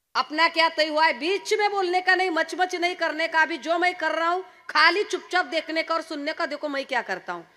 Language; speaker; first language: Hindi; non-native, local second language; Marathi